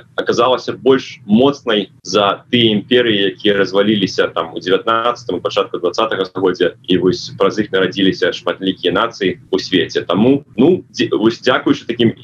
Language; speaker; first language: Belarusian; non-native, local second language; Russian